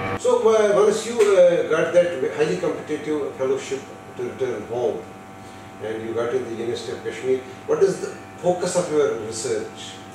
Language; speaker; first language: English; non-native, local second language; Kashmiri